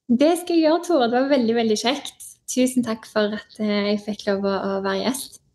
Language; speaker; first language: Norwegian; native; Norwegian